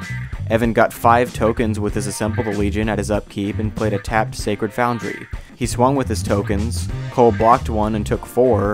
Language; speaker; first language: English; native; English